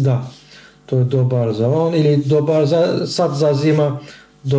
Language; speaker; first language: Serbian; non-native, learner; Turkish